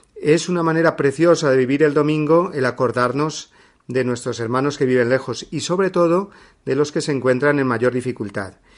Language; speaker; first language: Spanish; native; Spanish